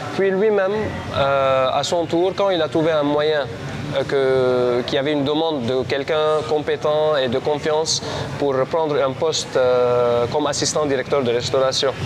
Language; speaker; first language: French; non-native, local second language; Armenian